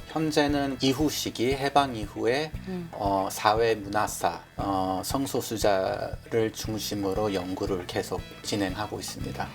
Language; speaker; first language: Korean; non-native, fluent; English